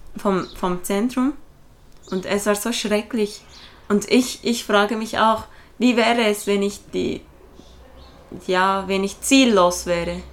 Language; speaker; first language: German; non-native, fluent; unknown